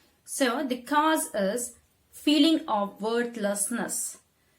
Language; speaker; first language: English; non-native, local second language; Hindi